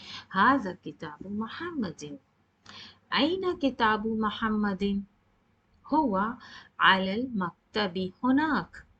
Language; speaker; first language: Arabic; non-native, fluent; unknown